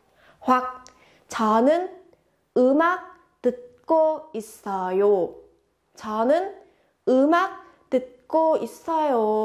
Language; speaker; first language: Korean; non-native, fluent; Vietnamese